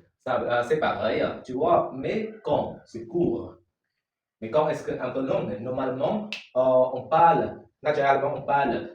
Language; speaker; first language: French; non-native, learner; Khmer